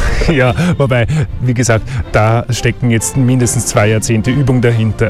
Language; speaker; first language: German; native; German